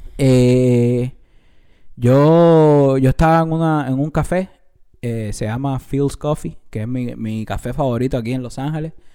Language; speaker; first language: Spanish; native; Spanish